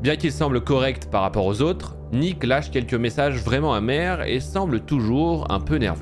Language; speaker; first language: French; native; French